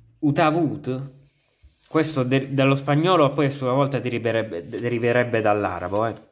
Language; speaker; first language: Italian; native; Italian